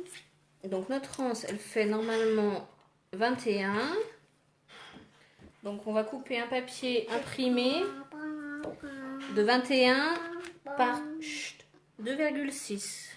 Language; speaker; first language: French; native; French